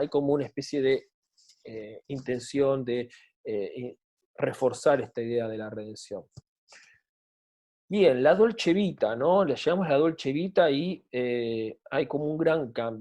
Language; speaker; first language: Spanish; native; Spanish